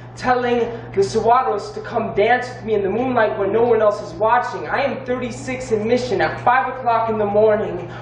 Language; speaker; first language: English; native; English